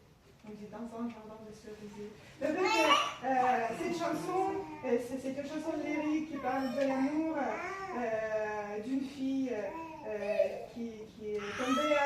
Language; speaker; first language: French; non-native, fluent; Ukrainian